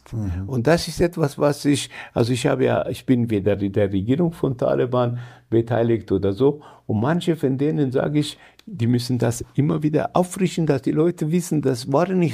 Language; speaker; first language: German; non-native, fluent; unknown